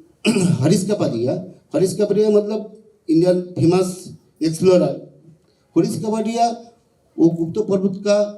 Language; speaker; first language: Hindi; non-native, local second language; Bangla